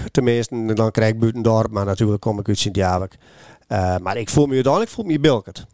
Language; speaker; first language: Dutch; native; Dutch